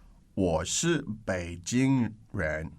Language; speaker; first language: Chinese; non-native, fluent; English